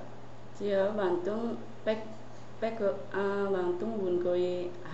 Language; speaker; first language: Cantonese; non-native, learner; Indonesian